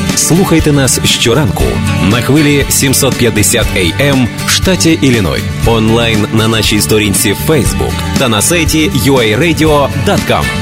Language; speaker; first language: Ukrainian; native; Ukrainian